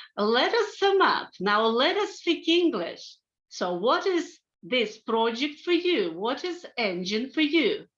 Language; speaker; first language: English; non-native, fluent; Ukrainian